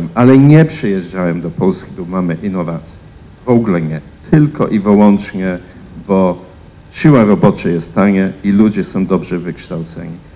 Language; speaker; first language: Polish; non-native, fluent; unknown